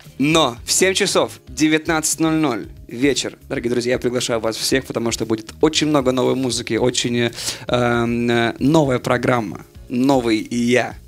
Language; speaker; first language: Russian; native; Russian